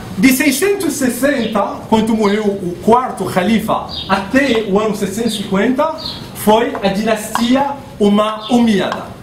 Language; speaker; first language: Portuguese; non-native, fluent; Arabic